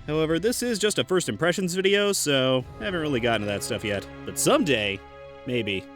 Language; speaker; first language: English; native; English